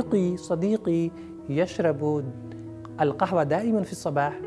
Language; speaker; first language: Arabic; non-native, fluent; Urdu